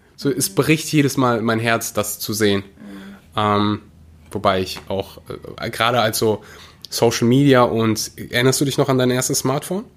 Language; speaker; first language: German; early bilingual, other home language; Russian